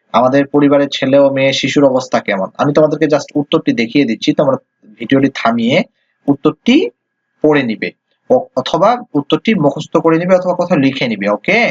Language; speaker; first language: Bangla; native; Bangla